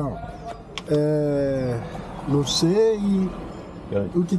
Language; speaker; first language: Portuguese; non-native, fluent; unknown